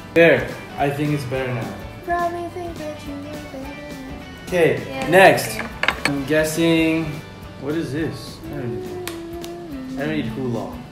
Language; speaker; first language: English; native; English